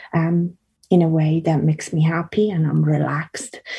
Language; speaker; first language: English; early bilingual, other home language; Italian